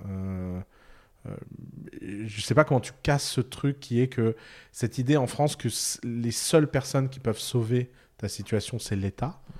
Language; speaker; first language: French; early bilingual, other home language; Arabic